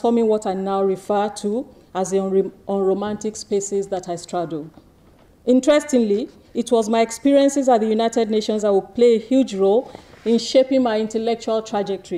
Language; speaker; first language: English; non-native, local second language; Yoruba